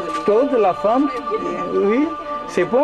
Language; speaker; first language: French; non-native, learner; Portuguese